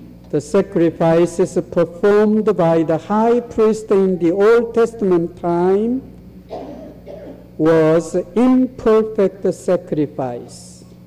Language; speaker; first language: English; non-native, fluent; Korean